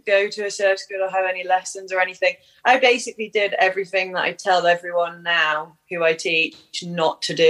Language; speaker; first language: English; native; English